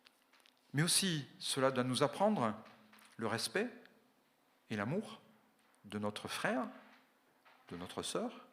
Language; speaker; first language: French; native; French